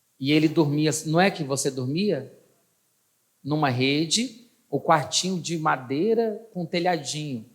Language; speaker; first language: Portuguese; native; Portuguese